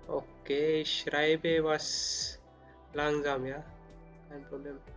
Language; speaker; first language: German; non-native, learner; Spanish